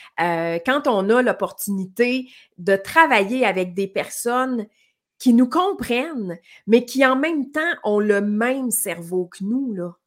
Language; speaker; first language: French; native; French